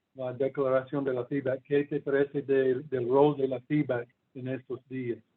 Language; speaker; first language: Spanish; non-native, fluent; English